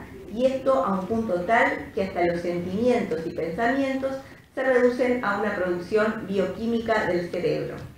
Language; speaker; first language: Spanish; native; Spanish